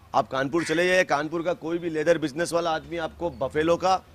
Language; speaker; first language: Hindi; native; Hindi